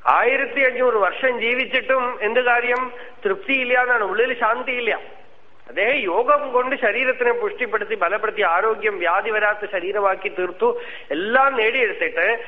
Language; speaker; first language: Malayalam; native; Malayalam